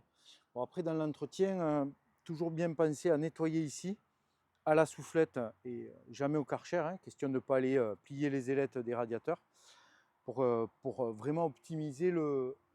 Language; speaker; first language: French; native; French